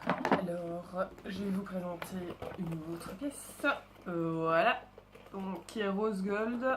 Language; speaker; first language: French; native; French